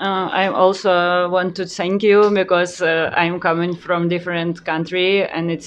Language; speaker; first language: English; non-native, learner; Ukrainian